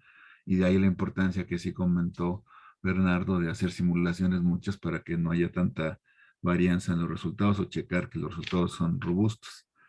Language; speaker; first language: Spanish; native; Spanish